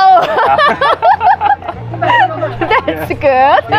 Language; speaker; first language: English; non-native, learner; Korean